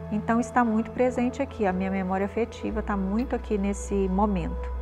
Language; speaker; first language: Portuguese; native; Portuguese